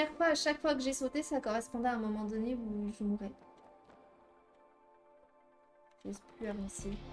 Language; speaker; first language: French; native; French